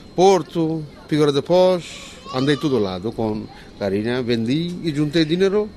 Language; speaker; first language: Portuguese; non-native, learner; Bangla